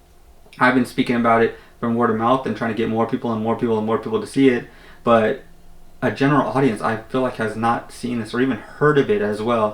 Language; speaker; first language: English; native; English